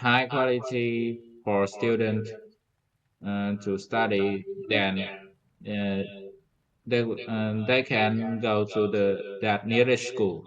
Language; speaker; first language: English; non-native, learner; Vietnamese